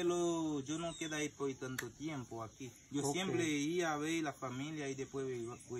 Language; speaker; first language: Spanish; non-native, learner; Haitian Creole